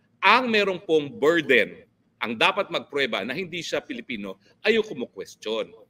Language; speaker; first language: Filipino; native; Filipino